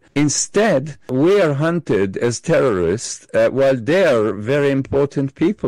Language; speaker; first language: English; non-native, fluent; Hebrew